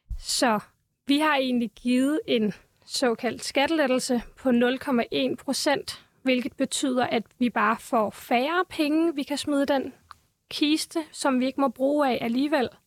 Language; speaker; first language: Danish; early bilingual, other home language; Turkish